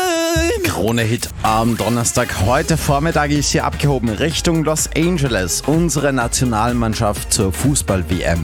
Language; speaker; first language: German; native; German